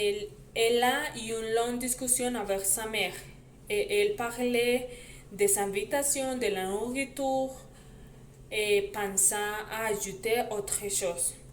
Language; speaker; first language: French; non-native, learner; Spanish